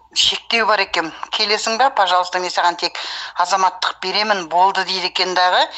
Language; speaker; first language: Kazakh; early bilingual, heritage; Kazakh